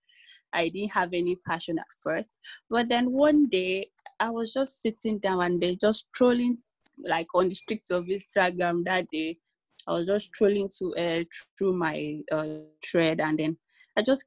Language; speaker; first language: English; non-native, local second language; Yoruba